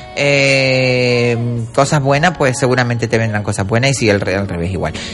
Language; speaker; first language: Spanish; native; Spanish